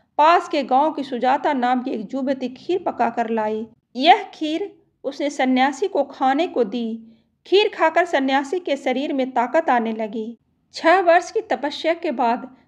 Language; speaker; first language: Hindi; native; Hindi